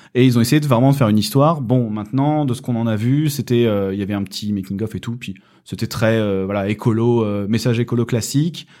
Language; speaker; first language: French; native; French